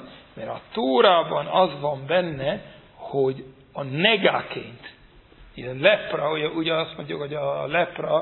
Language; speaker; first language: Hungarian; non-native, fluent; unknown